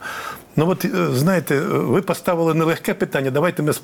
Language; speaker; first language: Ukrainian; native; Ukrainian